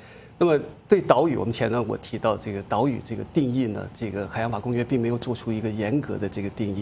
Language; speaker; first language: Chinese; native; Chinese